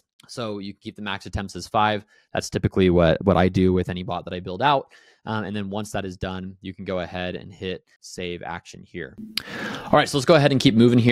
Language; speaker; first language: English; native; English